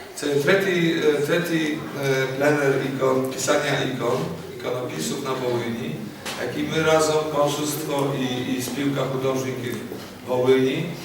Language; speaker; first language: Polish; non-native, learner; Ukrainian